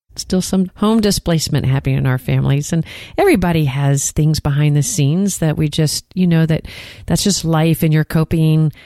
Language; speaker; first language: English; native; English